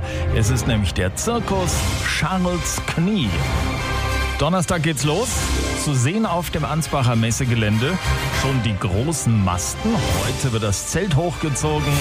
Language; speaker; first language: German; native; German